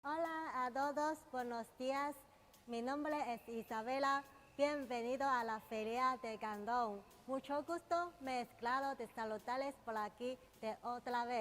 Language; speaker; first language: Spanish; non-native, learner; Chinese